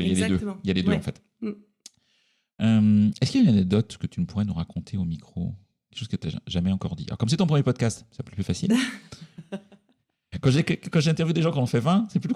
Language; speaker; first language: French; native; French